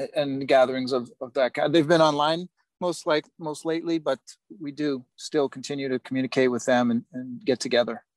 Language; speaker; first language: English; native; English